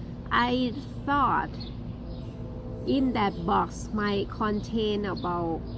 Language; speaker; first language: English; non-native, learner; Thai